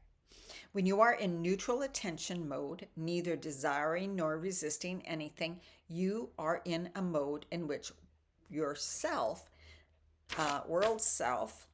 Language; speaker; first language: English; native; English